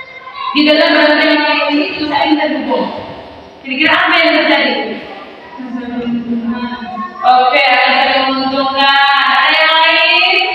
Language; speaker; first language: Indonesian; native; Indonesian